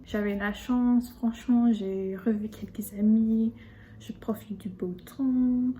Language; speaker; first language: French; non-native, fluent; English